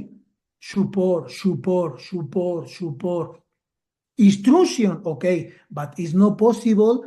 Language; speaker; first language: English; non-native, learner; Spanish